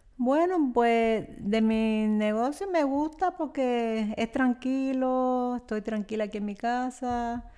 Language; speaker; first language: Spanish; native; Spanish